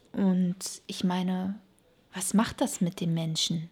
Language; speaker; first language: German; native; German